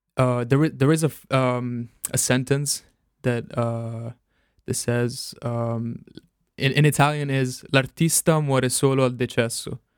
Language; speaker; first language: English; non-native, fluent; Italian